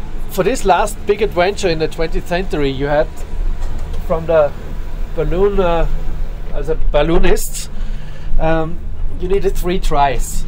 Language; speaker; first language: English; non-native, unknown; German